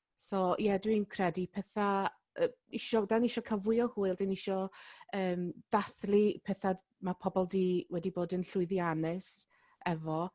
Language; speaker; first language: Welsh; non-native, local second language; English